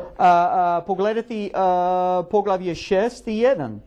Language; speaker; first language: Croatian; non-native, learner; English